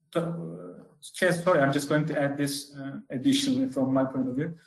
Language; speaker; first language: English; non-native, fluent; Turkish